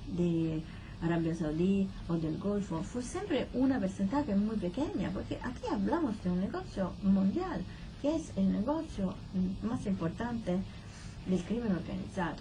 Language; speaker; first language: Spanish; non-native, fluent; Italian